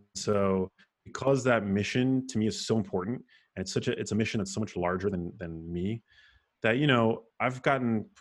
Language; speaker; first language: English; native; English